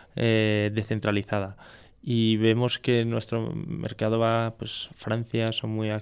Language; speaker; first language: Spanish; non-native, fluent; French